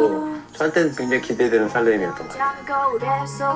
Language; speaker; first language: Korean; native; Korean